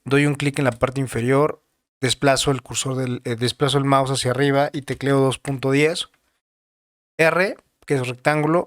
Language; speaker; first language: Spanish; native; Spanish